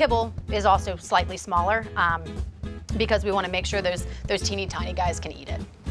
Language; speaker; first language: English; native; English